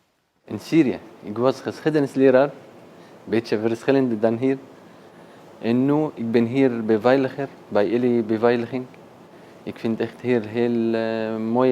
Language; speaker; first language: Dutch; non-native, learner; Arabic